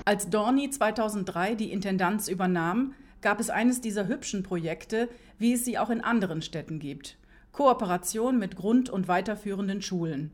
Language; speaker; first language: German; native; German